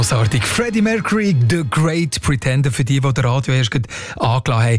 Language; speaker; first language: German; native; German